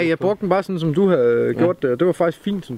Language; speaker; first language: Danish; native; Danish